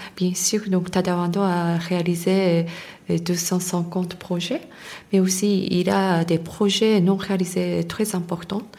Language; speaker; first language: French; non-native, fluent; Japanese